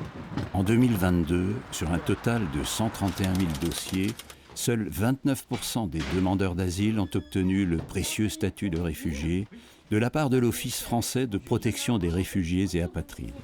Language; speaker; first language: French; native; French